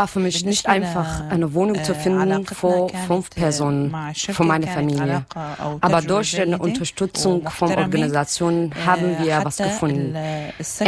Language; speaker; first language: German; non-native, learner; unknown